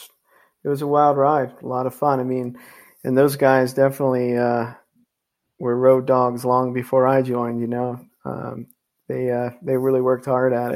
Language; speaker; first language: English; native; English